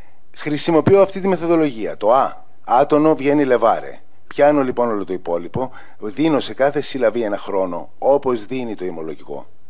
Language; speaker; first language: Greek; native; Greek